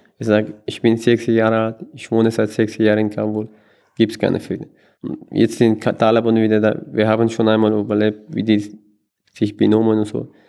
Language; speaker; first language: German; non-native, learner; Persian